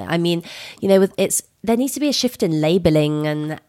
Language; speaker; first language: English; native; English